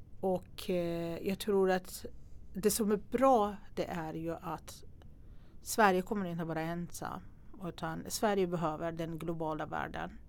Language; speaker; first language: Swedish; non-native, fluent; Persian